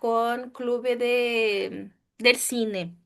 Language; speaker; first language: Spanish; non-native, fluent; Portuguese